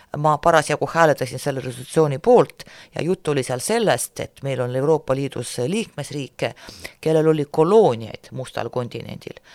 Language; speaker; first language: Estonian; non-native, local second language; Russian